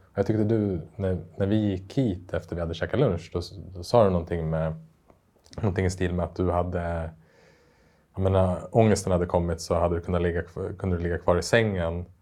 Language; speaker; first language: Swedish; native; Swedish